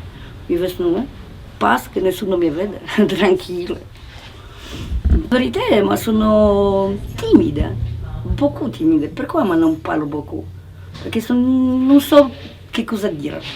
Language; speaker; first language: Italian; non-native, learner; Polish